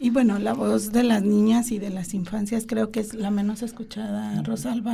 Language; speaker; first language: Spanish; native; Spanish